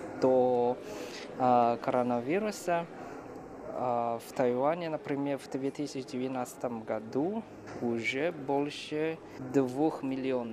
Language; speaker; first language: Russian; non-native, fluent; Chinese